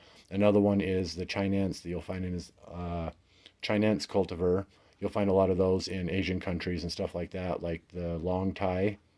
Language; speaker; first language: English; native; English